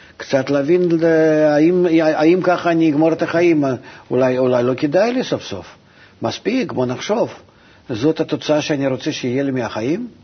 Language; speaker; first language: Hebrew; non-native, fluent; Russian